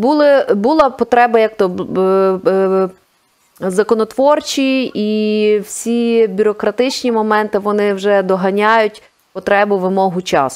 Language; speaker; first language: Ukrainian; native; Ukrainian